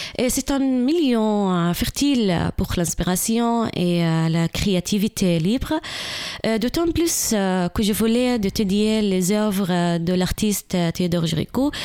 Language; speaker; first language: French; non-native, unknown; Arabic